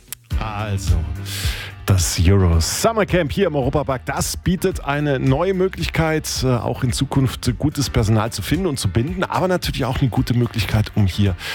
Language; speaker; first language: German; native; German